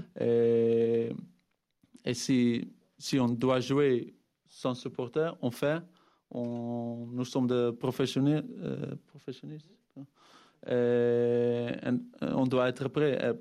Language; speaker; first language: French; non-native, fluent; Dutch